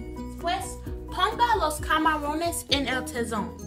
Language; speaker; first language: Spanish; non-native, learner; English